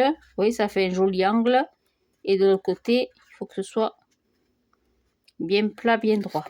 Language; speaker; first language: French; native; French